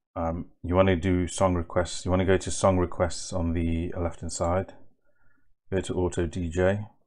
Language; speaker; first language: English; native; English